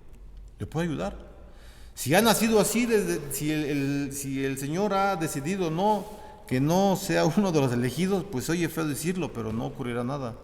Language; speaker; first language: Spanish; native; Spanish